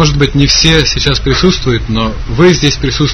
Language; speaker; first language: Russian; native; Russian